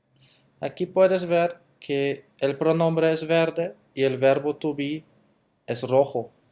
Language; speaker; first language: Spanish; non-native, fluent; German